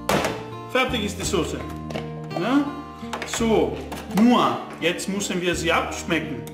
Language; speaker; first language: German; non-native, fluent; Italian